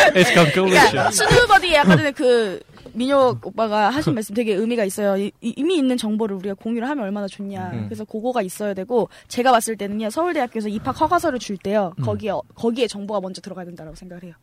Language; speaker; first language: Korean; non-native, fluent; Turkish